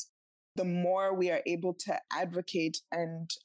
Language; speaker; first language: English; non-native, local second language; Tswana